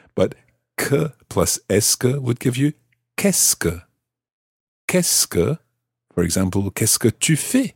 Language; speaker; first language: French; non-native, fluent; English